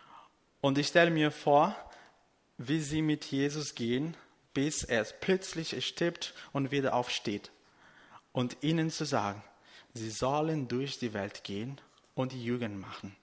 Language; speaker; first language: German; non-native, fluent; Portuguese